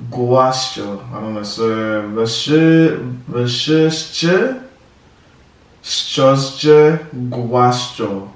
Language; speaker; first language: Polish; non-native, learner; English